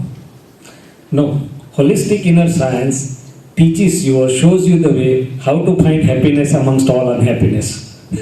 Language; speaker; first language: English; non-native, local second language; Gujarati